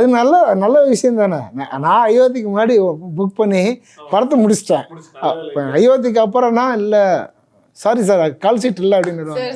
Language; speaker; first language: Tamil; native; Tamil